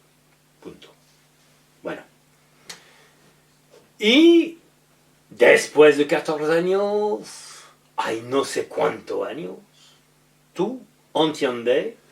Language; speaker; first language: Spanish; non-native, learner; French